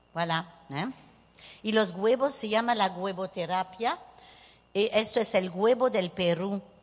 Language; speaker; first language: Spanish; early bilingual, heritage; Spanish